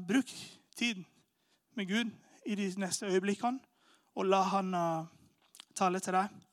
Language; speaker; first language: Norwegian; non-native, fluent; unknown